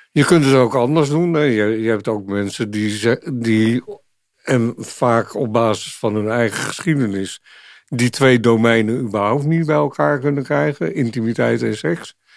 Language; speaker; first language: Dutch; native; Dutch